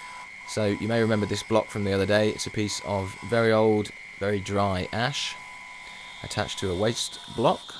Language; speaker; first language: English; native; English